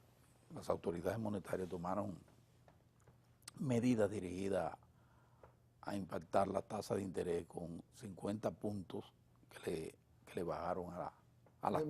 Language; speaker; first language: Spanish; native; Spanish